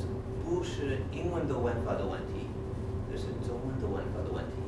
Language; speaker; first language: Chinese; non-native, fluent; English